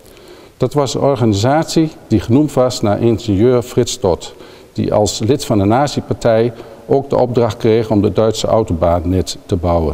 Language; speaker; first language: Dutch; native; Dutch